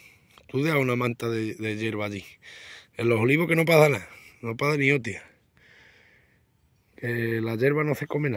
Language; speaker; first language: Spanish; native; Spanish